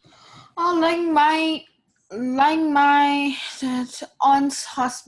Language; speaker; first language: English; non-native, learner; Korean